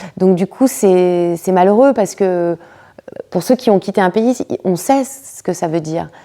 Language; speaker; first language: French; early bilingual, other home language; Spanish